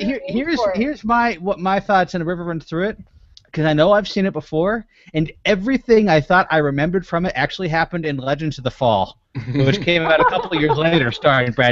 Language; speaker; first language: English; native; English